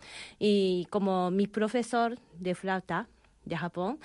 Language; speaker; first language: Spanish; non-native, fluent; Japanese